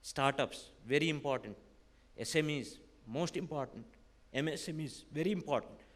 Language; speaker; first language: English; non-native, local second language; Nepali